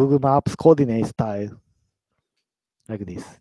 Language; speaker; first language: English; non-native, learner; Japanese